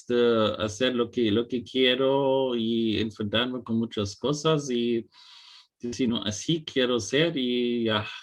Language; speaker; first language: Spanish; non-native, fluent; German